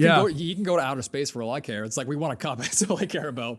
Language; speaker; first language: English; native; English